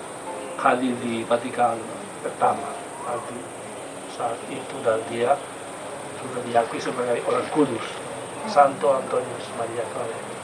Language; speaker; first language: Indonesian; non-native, fluent; Spanish